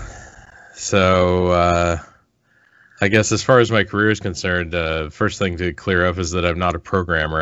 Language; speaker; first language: English; native; English